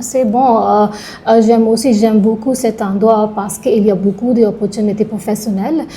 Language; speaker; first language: French; non-native, learner; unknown